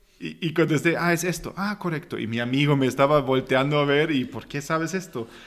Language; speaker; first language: Spanish; non-native, fluent; German